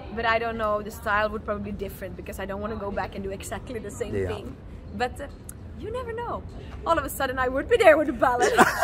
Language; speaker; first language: English; non-native, fluent; Finnish